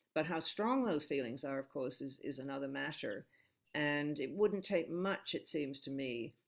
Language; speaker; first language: English; native; English